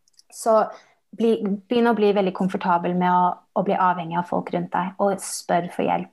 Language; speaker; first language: Norwegian; early bilingual, heritage; Norwegian